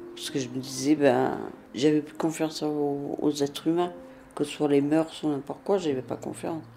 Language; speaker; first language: French; early bilingual, other home language; Italian